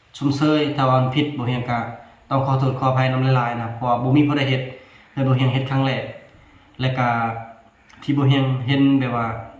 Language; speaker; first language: Lao; non-native, local second language; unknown